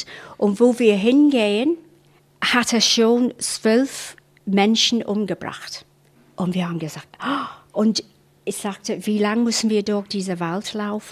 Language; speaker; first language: German; non-native, fluent; English